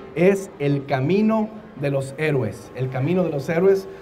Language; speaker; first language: Spanish; native; Spanish